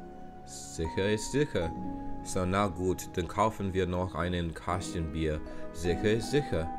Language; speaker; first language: German; non-native, learner; English